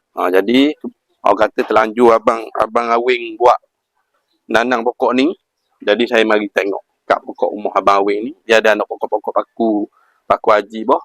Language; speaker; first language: Malay; native; Malay